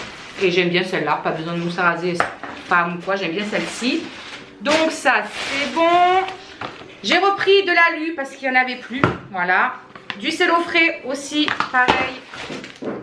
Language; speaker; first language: French; native; French